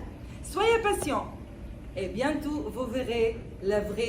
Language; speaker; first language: French; non-native, fluent; Arabic